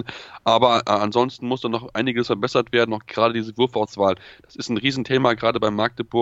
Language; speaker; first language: German; native; German